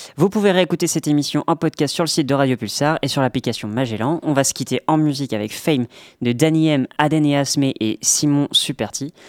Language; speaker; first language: French; native; French